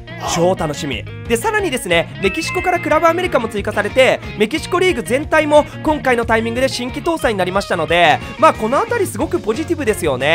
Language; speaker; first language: Japanese; native; Japanese